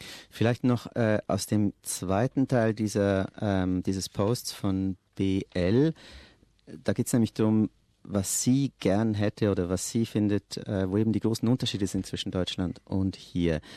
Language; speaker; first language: German; native; German